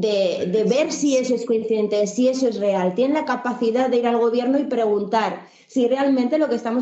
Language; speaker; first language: Spanish; native; Spanish